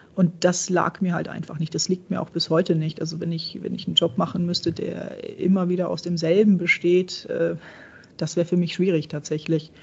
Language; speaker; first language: German; early bilingual, other home language; Czech